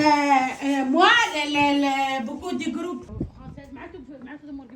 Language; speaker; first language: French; non-native, learner; Arabic